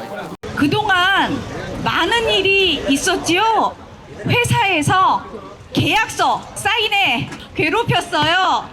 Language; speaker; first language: Korean; non-native, fluent; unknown